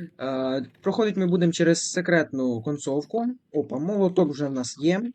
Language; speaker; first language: Ukrainian; non-native, local second language; Russian